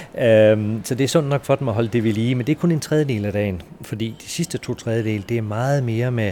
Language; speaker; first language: Danish; native; Danish